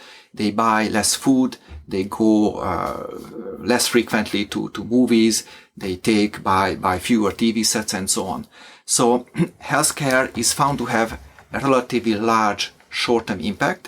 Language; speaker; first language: English; non-native, fluent; Hungarian